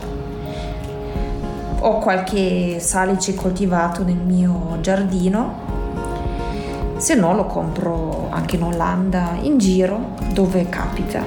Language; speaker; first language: Italian; non-native, fluent; German